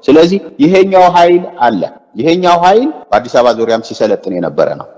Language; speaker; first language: Amharic; native; Amharic